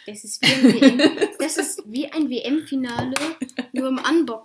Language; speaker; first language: German; native; German